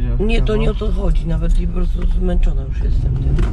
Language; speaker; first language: Polish; native; Polish